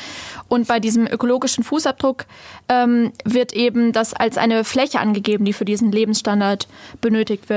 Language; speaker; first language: German; native; German